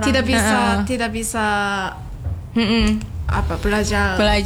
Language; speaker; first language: Indonesian; non-native, learner; Japanese